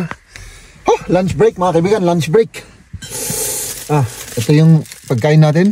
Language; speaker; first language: Filipino; non-native, local second language; Iloko